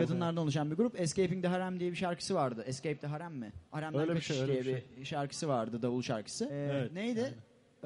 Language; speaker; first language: Turkish; native; Turkish